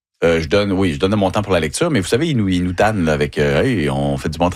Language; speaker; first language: French; native; French